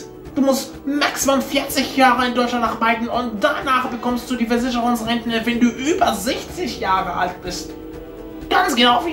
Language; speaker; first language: German; non-native, fluent; Arabic